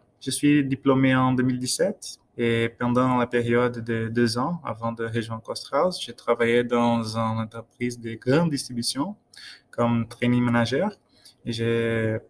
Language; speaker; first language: French; non-native, fluent; Portuguese